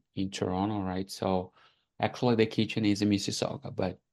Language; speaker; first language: English; non-native, fluent; Portuguese